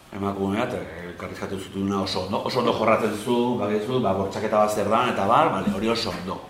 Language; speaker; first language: Basque; non-native, local second language; Spanish